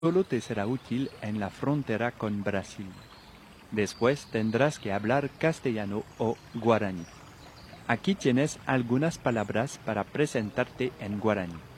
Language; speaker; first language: Spanish; non-native, fluent; French